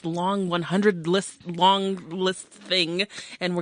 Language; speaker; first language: English; native; English